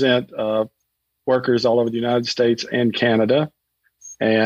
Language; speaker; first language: English; native; English